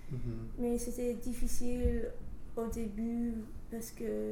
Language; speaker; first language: French; non-native, learner; English